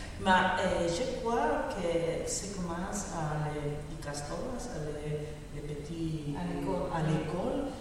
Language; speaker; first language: French; non-native, learner; Spanish